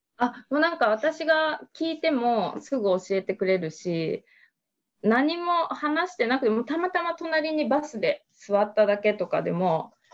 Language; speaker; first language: Japanese; native; Japanese